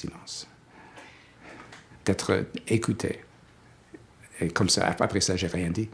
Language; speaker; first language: French; non-native, fluent; English